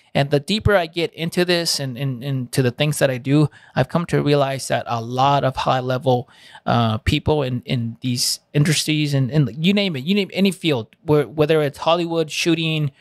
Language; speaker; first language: English; early bilingual, other home language; Spanish